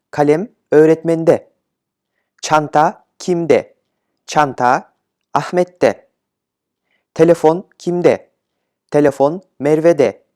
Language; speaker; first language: Turkish; non-native, fluent; Kyrgyz